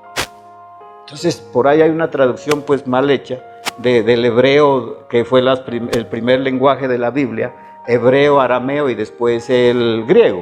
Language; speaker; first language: Spanish; native; Spanish